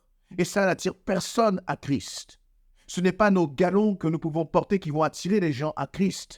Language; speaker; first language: French; native; French